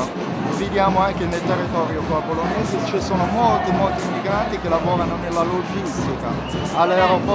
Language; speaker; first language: Italian; non-native, fluent; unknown